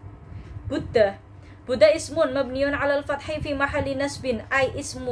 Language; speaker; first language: Arabic; non-native, learner; Javanese